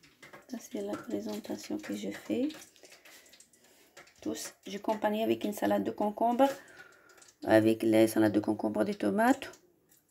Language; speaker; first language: French; non-native, learner; Arabic